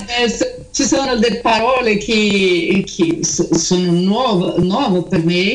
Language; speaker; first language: Italian; early bilingual, heritage; Portuguese